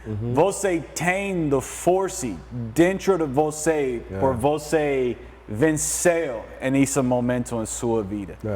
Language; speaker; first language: Portuguese; non-native, learner; English